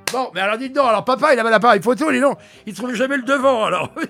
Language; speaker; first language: French; native; French